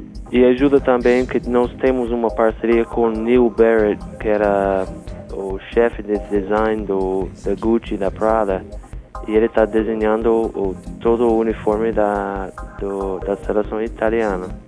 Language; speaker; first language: Portuguese; non-native, fluent; English